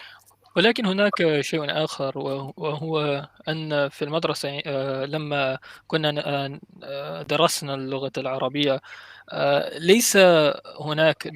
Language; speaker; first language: Arabic; non-native, learner; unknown